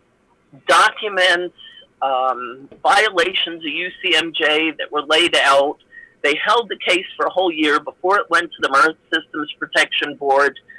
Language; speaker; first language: English; native; English